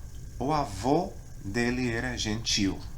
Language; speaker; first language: Portuguese; non-native, fluent; English